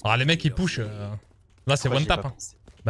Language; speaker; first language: French; native; French